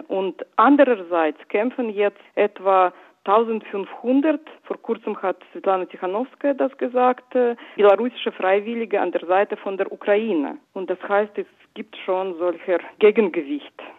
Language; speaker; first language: German; non-native, fluent; Russian